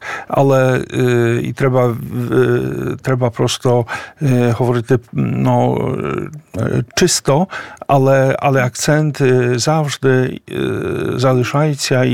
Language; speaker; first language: Ukrainian; non-native, fluent; Polish